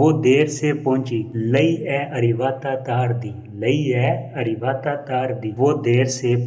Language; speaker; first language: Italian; non-native, fluent; Punjabi